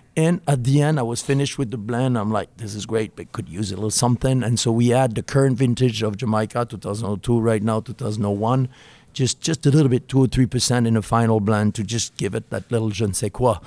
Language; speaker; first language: English; non-native, fluent; French